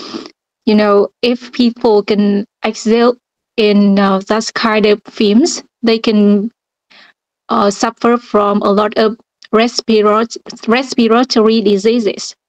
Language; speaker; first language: English; non-native, fluent; Vietnamese